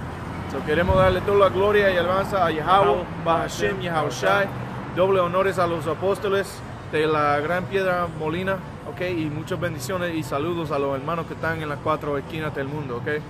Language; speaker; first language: Spanish; early bilingual, heritage; Spanish